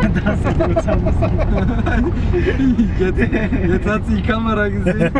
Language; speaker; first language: German; early bilingual, other home language; Turkish